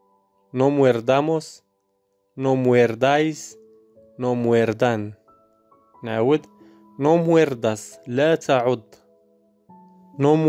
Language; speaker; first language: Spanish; non-native, learner; Arabic